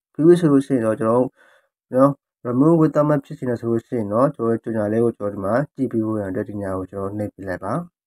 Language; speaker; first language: Burmese; native; Burmese